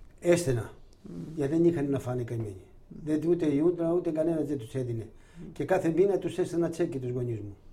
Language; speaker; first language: Greek; non-native, local second language; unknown